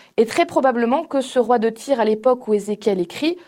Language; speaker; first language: French; native; French